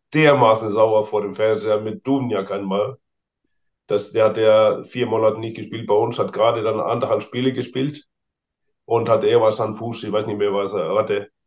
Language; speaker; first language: German; non-native, fluent; Icelandic